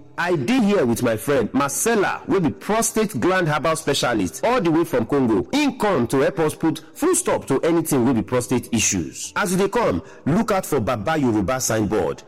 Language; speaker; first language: Nigerian Pidgin; native; Nigerian Pidgin